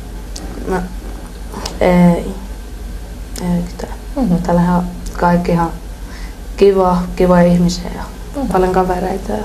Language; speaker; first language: Finnish; early bilingual, other home language; Persian